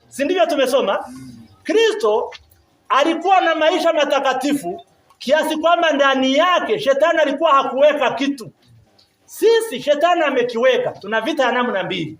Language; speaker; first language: Swahili; non-native, local second language; Kinyarwanda